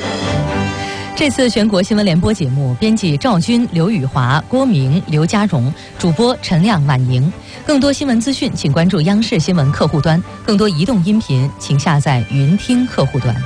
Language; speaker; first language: Chinese; native; Chinese